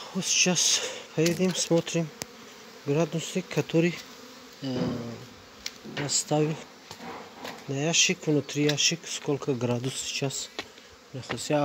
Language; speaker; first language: Russian; non-native, learner; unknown